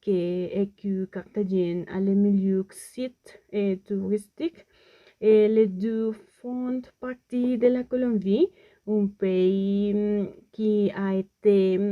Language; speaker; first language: French; non-native, learner; Spanish